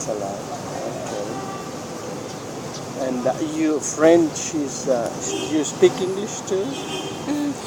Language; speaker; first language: English; non-native, fluent; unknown